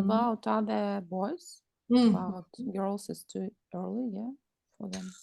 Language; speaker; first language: English; non-native, learner; Russian